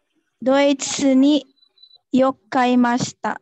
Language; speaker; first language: Japanese; non-native, learner; Filipino